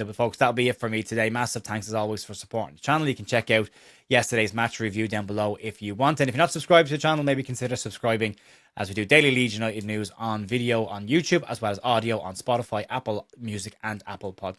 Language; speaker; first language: English; native; English